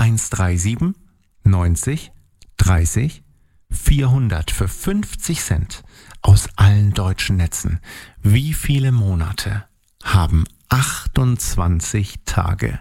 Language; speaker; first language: German; native; German